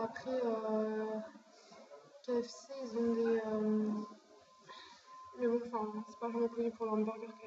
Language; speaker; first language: French; native; French